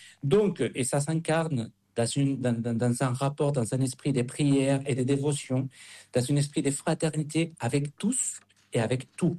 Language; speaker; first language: French; non-native, fluent; Spanish